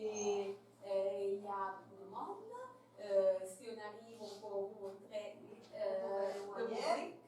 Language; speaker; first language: French; non-native, fluent; Italian